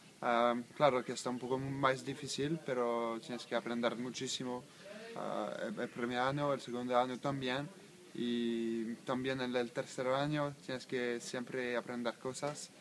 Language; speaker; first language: Spanish; non-native, learner; French